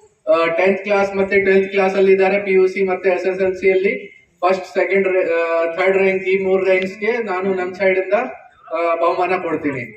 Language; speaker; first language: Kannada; non-native, fluent; Hindi